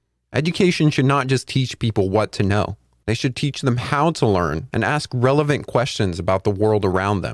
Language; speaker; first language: English; native; English